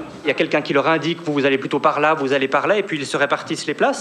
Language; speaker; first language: French; native; French